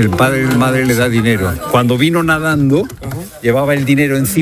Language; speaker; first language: Spanish; native; Spanish